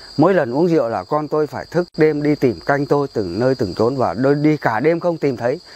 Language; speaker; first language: Vietnamese; non-native, local second language; Tày